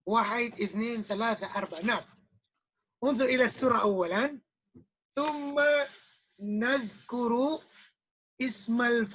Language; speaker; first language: Arabic; non-native, fluent; Indonesian